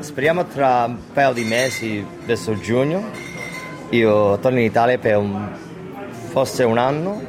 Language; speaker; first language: Italian; early bilingual, heritage; English